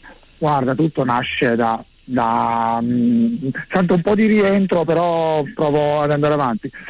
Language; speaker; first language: Italian; native; Italian